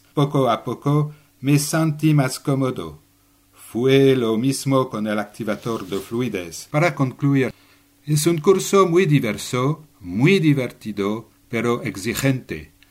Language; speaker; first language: Spanish; non-native, learner; French